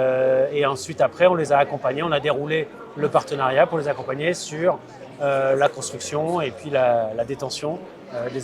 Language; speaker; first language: French; native; French